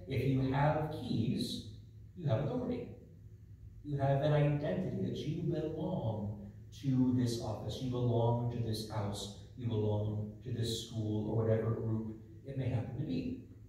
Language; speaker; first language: English; native; English